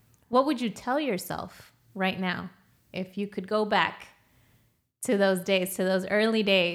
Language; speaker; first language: English; early bilingual, other home language; Spanish